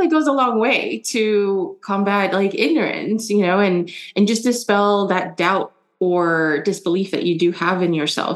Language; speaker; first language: English; early bilingual, other home language; German